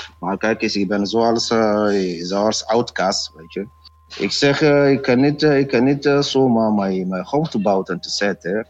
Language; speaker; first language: Dutch; non-native, fluent; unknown